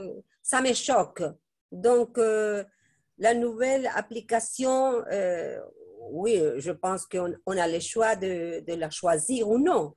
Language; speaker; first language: French; non-native, fluent; Spanish